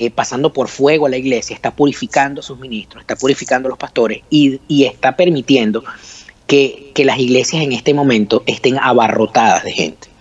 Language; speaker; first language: Spanish; native; Spanish